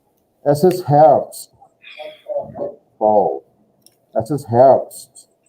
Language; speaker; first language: German; non-native, fluent; English